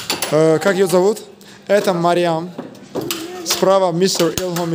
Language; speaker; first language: Russian; non-native, learner; Tajik